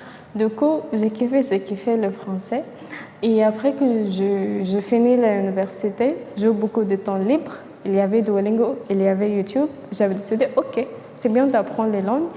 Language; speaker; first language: French; non-native, fluent; Arabic